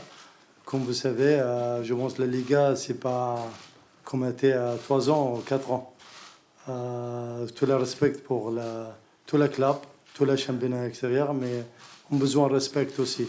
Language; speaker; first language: French; non-native, learner; Arabic